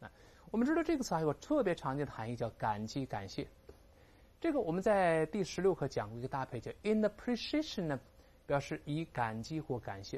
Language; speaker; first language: Chinese; native; Chinese